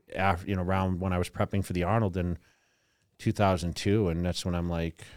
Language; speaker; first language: English; native; English